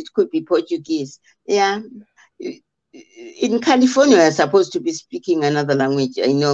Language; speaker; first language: English; non-native, local second language; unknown